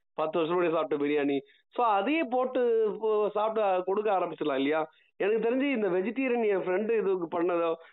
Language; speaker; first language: Tamil; native; Tamil